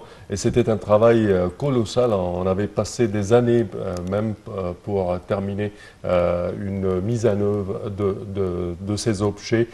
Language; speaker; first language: French; non-native, fluent; Arabic